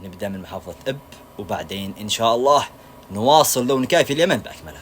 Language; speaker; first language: Arabic; native; Arabic